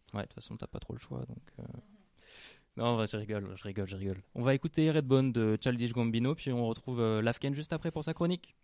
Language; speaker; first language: French; native; French